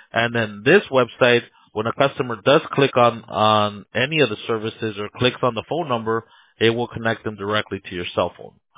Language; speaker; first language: English; early bilingual, other home language; Spanish